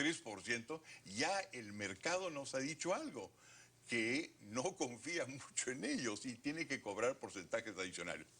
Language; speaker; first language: Spanish; native; Spanish